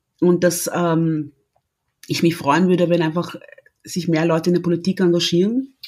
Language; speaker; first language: German; early bilingual, other home language; Lingala